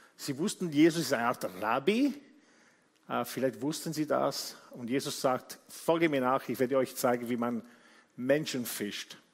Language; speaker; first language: German; non-native, fluent; Italian